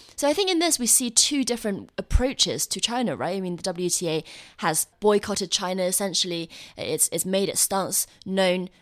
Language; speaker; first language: English; non-native, fluent; Chinese